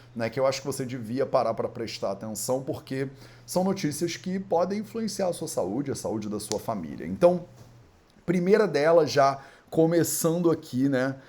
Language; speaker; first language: Portuguese; native; Portuguese